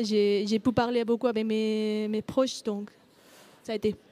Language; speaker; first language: French; non-native, learner; Spanish